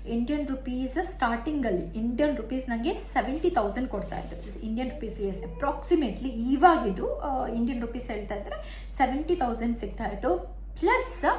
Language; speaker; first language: Kannada; non-native, local second language; Tulu